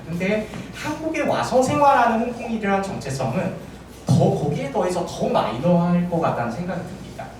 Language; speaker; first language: Korean; native; Korean